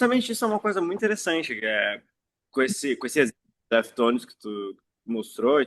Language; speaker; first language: Portuguese; native; Portuguese